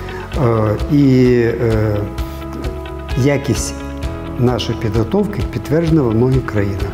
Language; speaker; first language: Ukrainian; non-native, local second language; Russian